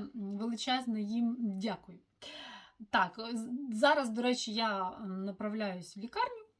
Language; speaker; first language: Ukrainian; native; Ukrainian